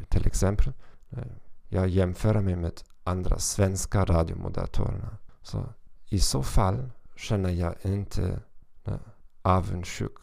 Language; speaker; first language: Swedish; non-native, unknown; German